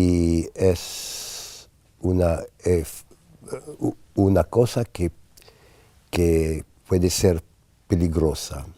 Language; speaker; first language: Spanish; non-native, fluent; English